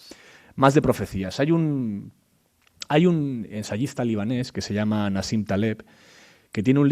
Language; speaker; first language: Spanish; native; Spanish